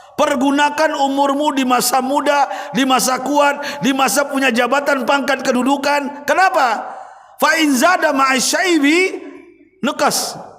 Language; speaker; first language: Indonesian; native; Indonesian